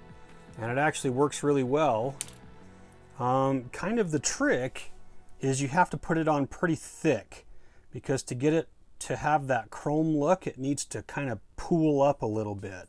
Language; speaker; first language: English; native; English